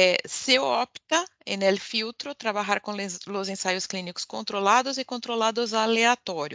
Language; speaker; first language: Spanish; non-native, fluent; Portuguese